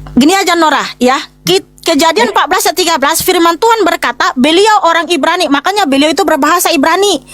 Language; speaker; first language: Indonesian; native; Indonesian